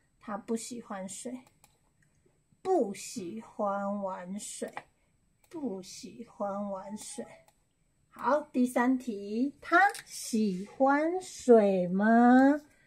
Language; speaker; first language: Chinese; non-native, learner; English